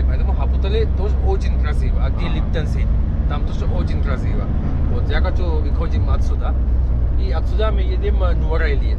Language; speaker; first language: Russian; non-native, learner; Sinhala